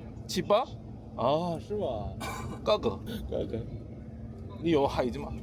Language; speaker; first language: Chinese; non-native, learner; Korean